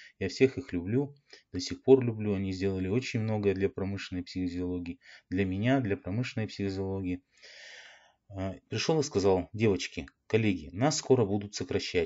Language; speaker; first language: Russian; native; Russian